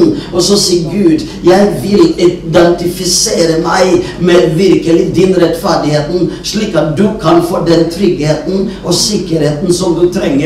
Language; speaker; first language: Norwegian; non-native, fluent; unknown